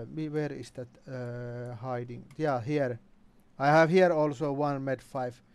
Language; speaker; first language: English; non-native, learner; Finnish